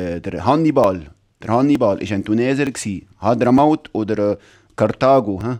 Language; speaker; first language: German; non-native, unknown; Arabic